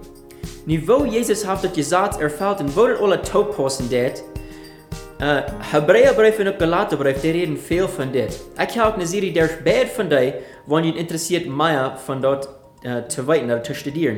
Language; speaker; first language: German; non-native, learner; Afrikaans